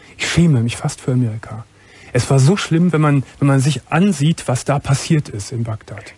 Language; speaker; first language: German; native; German